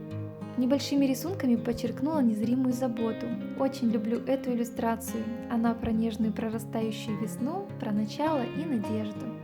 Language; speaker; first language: Russian; native; Russian